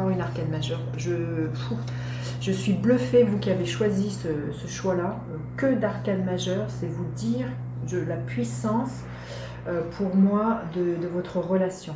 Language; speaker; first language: French; native; French